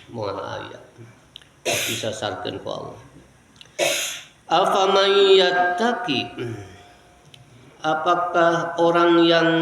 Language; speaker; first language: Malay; non-native, local second language; Sundanese